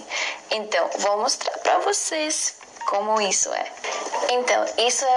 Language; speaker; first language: Portuguese; non-native, learner; Latvian